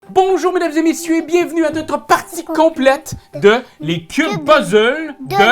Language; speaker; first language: French; native; French